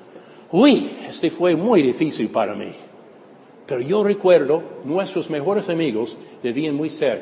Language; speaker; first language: Spanish; non-native, fluent; English